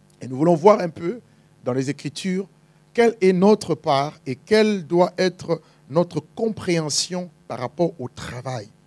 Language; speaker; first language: French; non-native, local second language; Lingala